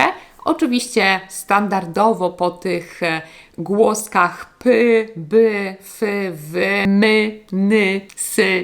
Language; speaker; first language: Polish; native; Polish